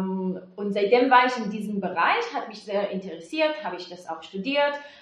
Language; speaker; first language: German; non-native, fluent; Hebrew